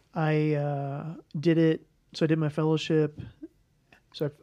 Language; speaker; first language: English; native; English